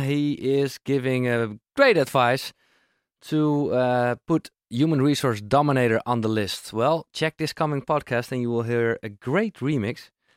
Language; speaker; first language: English; non-native, fluent; Dutch